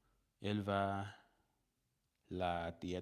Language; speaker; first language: Spanish; non-native, learner; English